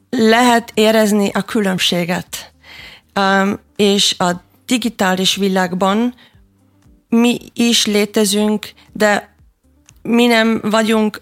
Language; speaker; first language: Hungarian; non-native, learner; German